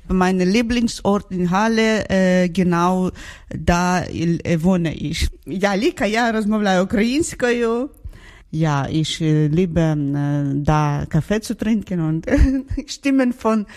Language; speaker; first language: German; non-native, learner; Ukrainian